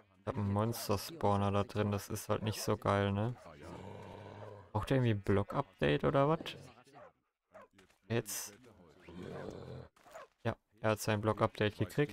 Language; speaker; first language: German; native; German